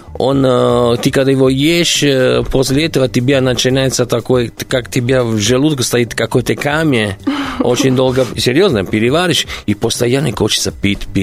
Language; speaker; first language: Russian; non-native, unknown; Italian